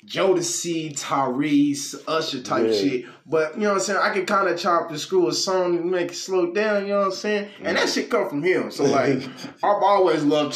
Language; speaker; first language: English; native; English